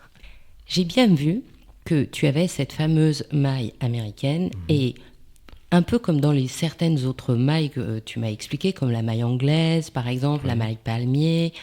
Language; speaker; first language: French; native; French